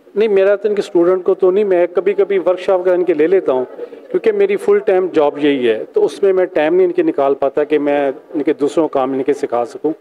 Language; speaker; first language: Urdu; non-native, local second language; Punjabi